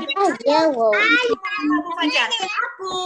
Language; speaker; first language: Indonesian; native; Indonesian